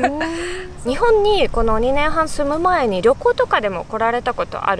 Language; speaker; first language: Japanese; non-native, fluent; Russian